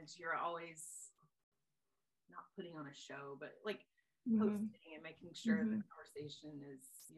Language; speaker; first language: English; native; English